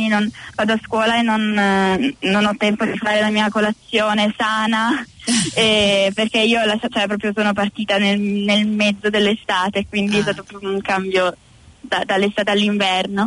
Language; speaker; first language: Italian; native; Italian